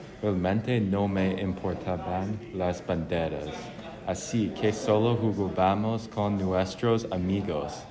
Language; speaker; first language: Spanish; non-native, learner; English